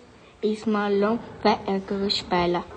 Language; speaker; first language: Irish; non-native, local second language; English